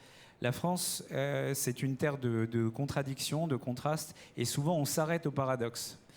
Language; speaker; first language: French; native; French